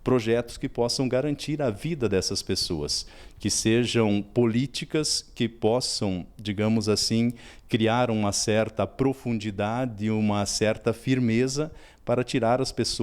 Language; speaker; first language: Portuguese; native; Portuguese